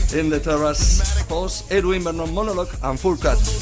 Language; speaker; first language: English; non-native, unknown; Spanish